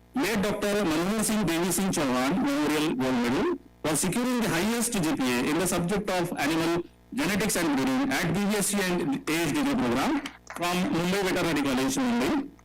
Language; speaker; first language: English; non-native, local second language; Marathi